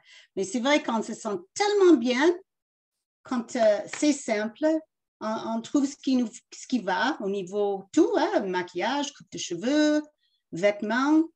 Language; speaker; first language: French; early bilingual, other home language; English